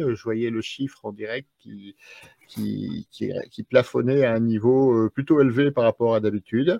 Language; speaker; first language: French; native; French